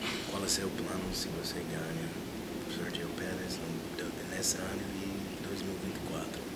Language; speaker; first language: Portuguese; non-native, learner; English